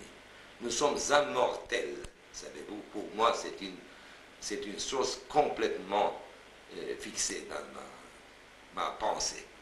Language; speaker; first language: French; non-native, fluent; Romanian